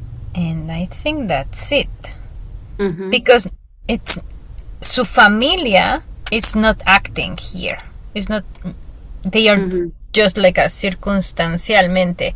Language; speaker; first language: English; non-native, fluent; Spanish